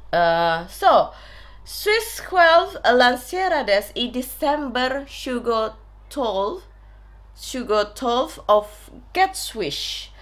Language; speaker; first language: Swedish; non-native, learner; Indonesian